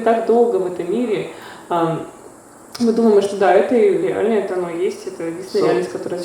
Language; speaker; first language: Russian; native; Russian